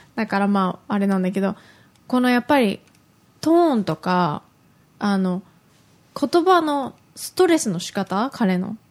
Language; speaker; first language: Japanese; early bilingual, heritage; Japanese